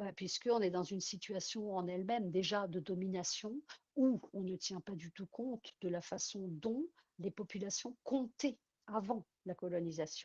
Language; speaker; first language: French; native; French